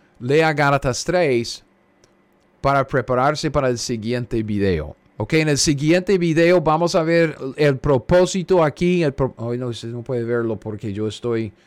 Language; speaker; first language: Spanish; non-native, fluent; English